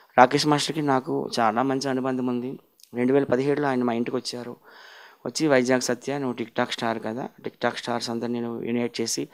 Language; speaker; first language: Telugu; native; Telugu